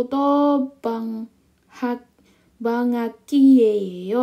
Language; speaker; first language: Korean; non-native, fluent; Indonesian